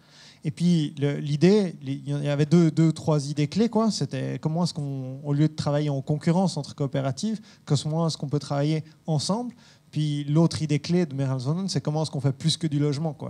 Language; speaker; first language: French; native; French